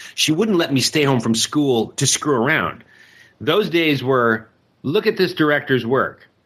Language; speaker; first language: English; native; English